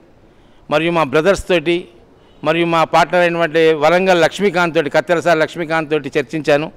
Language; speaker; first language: Telugu; native; Telugu